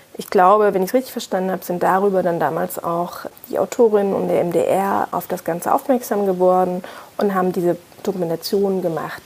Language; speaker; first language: German; native; German